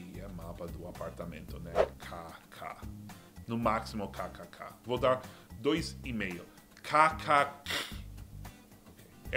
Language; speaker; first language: Portuguese; non-native, fluent; English